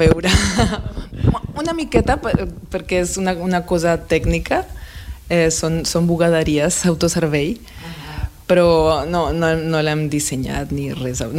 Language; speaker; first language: Catalan; non-native, fluent; Spanish